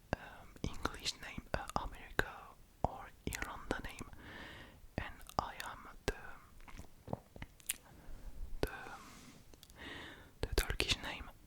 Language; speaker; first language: English; non-native, learner; French